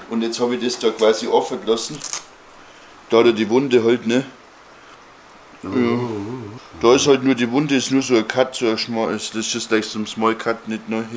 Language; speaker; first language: German; native; German